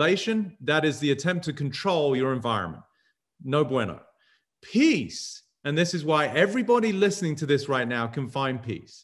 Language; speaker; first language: English; native; English